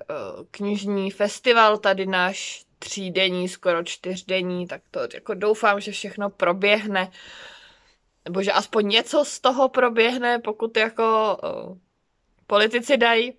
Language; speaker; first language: Czech; native; Czech